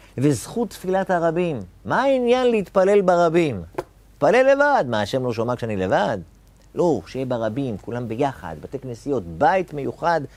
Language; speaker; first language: Hebrew; native; Hebrew